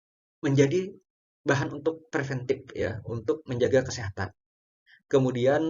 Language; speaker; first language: Indonesian; native; Indonesian